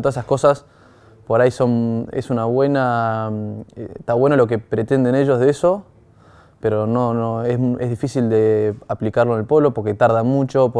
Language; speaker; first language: Spanish; native; Spanish